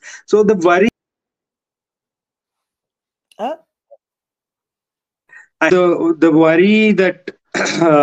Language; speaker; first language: English; non-native, local second language; Telugu